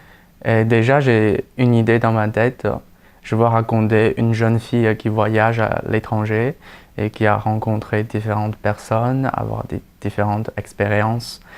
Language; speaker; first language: French; non-native, fluent; Chinese